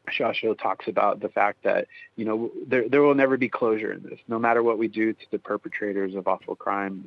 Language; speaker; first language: English; native; English